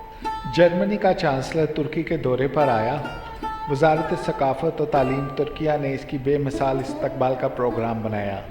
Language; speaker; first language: Urdu; native; Urdu